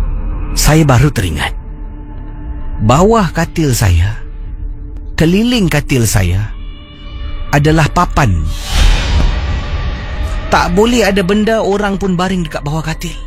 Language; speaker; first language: Malay; native; Malay